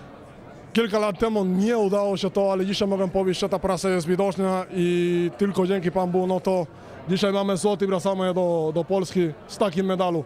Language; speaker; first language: Polish; non-native, fluent; Spanish